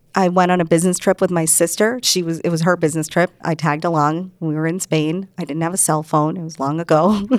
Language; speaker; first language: English; early bilingual, other home language; Hindi